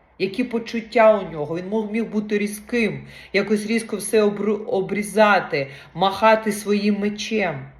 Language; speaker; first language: Ukrainian; non-native, local second language; Russian